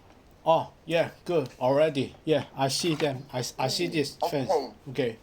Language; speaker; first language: English; non-native, learner; Cantonese